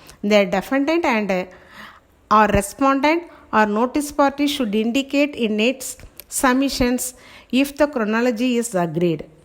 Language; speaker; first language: English; non-native, local second language; Tamil